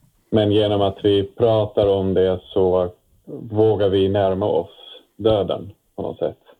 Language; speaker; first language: Swedish; non-native, fluent; Dutch